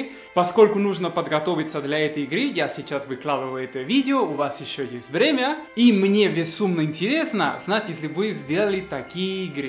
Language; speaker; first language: Russian; non-native, fluent; Spanish